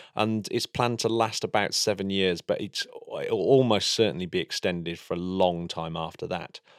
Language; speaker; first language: English; native; English